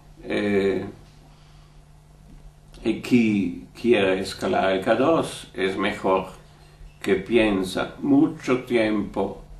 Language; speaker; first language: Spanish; non-native, learner; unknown